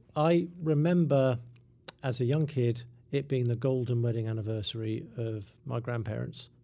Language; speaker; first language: English; native; English